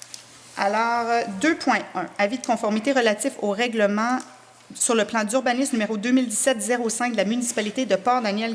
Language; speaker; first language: French; native; French